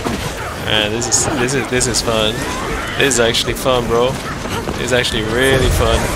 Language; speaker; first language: English; non-native, fluent; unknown